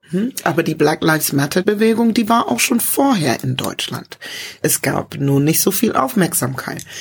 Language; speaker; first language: German; early bilingual, other home language; English